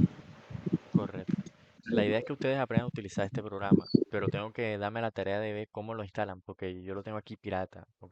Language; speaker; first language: Spanish; native; Spanish